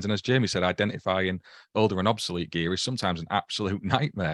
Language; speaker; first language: English; native; English